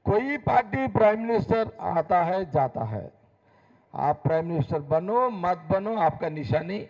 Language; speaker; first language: Hindi; non-native, local second language; Telugu